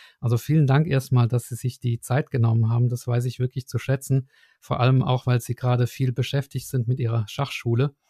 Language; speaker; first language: German; native; German